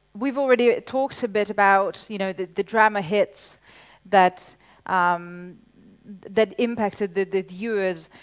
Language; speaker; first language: English; non-native, fluent; Ukrainian